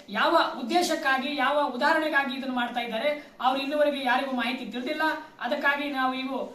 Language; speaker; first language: Kannada; non-native, local second language; Lambadi